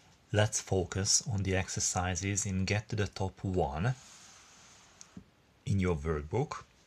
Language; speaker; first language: English; non-native, fluent; Hungarian